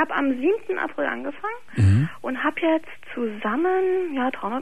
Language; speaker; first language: German; native; German